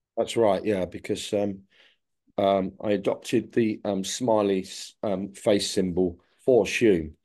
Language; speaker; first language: English; native; English